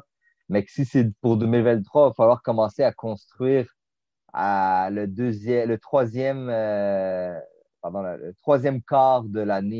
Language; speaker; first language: French; native; French